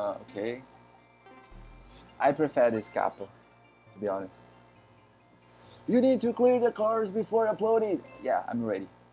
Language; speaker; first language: English; non-native, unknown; Portuguese